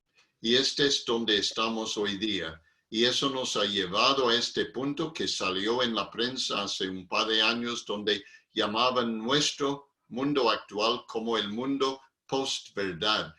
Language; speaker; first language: Spanish; non-native, fluent; English